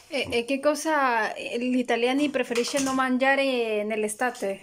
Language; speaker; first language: Italian; non-native, fluent; Spanish